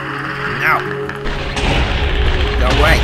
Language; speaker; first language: English; native; English